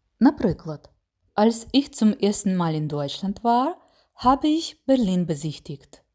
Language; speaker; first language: German; non-native, fluent; Ukrainian